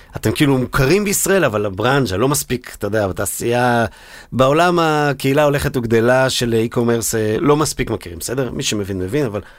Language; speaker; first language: Hebrew; native; Hebrew